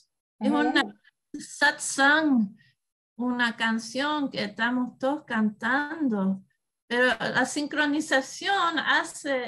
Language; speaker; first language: Spanish; non-native, learner; English